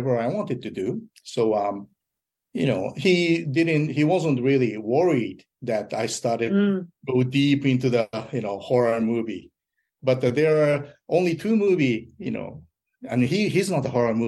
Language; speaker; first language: English; early bilingual, other home language; Japanese